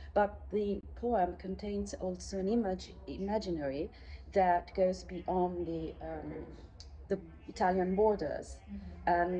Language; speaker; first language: English; non-native, fluent; Italian